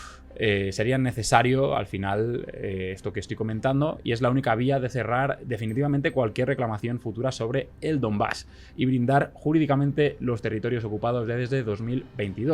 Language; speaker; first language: Spanish; native; Spanish